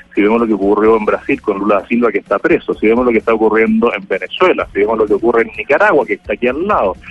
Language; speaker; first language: Spanish; native; Spanish